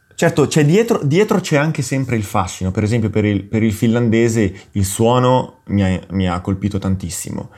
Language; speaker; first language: Italian; native; Italian